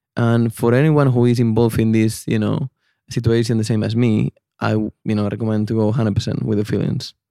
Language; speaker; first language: English; non-native, fluent; Spanish